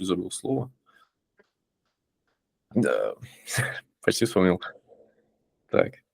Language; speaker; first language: Russian; native; Russian